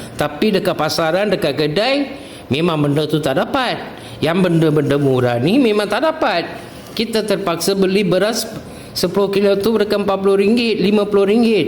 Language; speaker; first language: Malay; non-native, local second language; Tamil